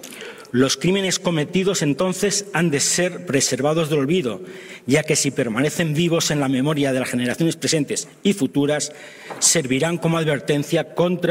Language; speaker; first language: Spanish; native; Spanish